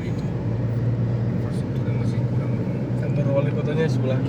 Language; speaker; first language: Indonesian; native; Indonesian